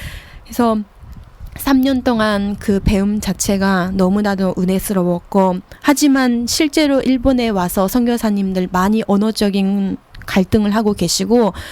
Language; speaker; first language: Korean; early bilingual, heritage; Korean